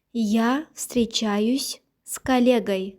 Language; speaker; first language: Russian; non-native, local second language; Uzbek